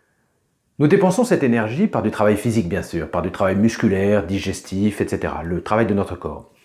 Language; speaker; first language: French; native; French